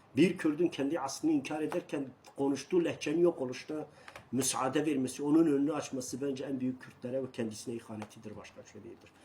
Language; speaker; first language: Turkish; non-native, local second language; Kurdish